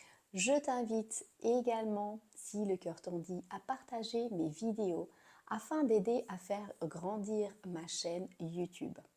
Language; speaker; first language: French; native; French